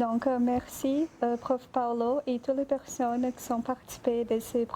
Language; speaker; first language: French; non-native, learner; Portuguese